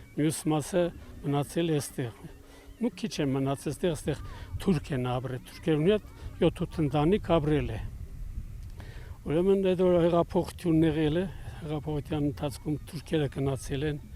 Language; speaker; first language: Armenian; native; Armenian